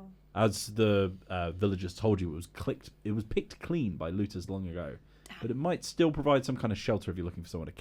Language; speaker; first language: English; native; English